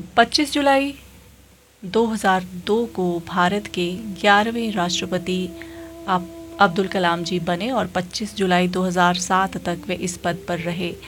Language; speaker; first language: Hindi; native; Hindi